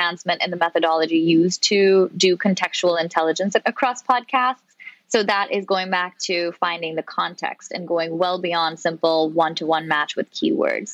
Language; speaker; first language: English; non-native, local second language; Urdu